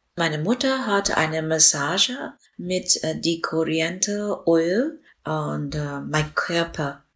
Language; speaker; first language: German; non-native, learner; Burmese